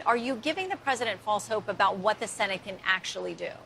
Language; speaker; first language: English; native; English